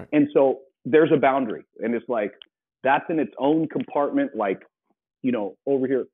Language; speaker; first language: English; native; English